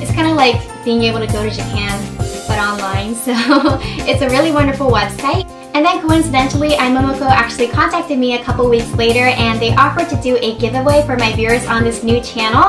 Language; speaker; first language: English; early bilingual, other home language; Japanese